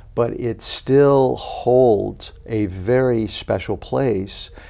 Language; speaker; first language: English; native; English